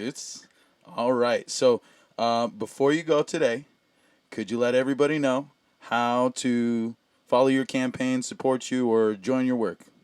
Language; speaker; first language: English; native; English